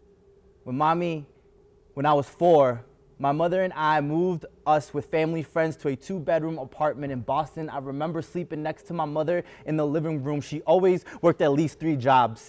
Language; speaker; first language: English; early bilingual, other home language; Spanish